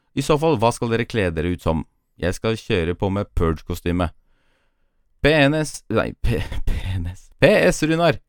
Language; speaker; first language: Norwegian; early bilingual, other home language; Polish